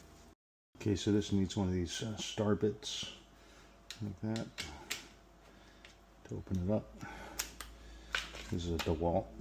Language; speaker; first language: English; native; English